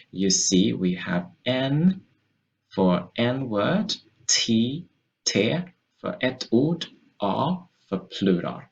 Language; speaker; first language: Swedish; non-native, fluent; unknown